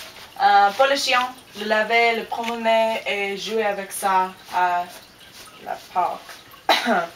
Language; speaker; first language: French; non-native, learner; English